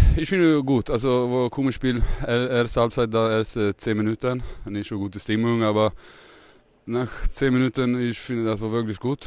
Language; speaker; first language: German; non-native, learner; Swedish